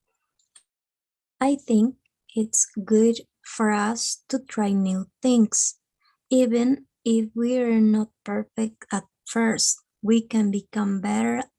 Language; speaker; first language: English; non-native, learner; Spanish